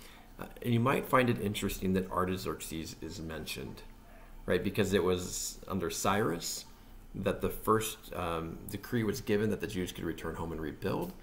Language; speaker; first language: English; native; English